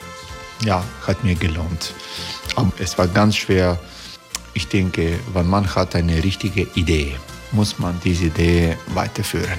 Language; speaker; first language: German; non-native, learner; Croatian